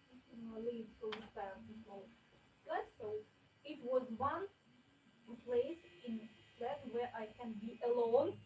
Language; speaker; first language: English; non-native, learner; Ukrainian